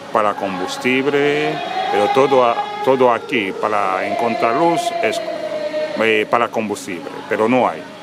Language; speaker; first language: Spanish; non-native, fluent; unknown